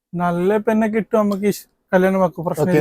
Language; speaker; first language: Malayalam; non-native, learner; Bangla